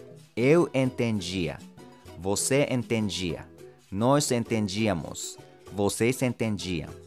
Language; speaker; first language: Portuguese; non-native, fluent; Japanese